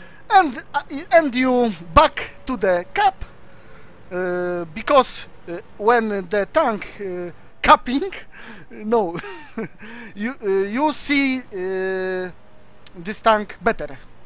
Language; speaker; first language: English; non-native, learner; Polish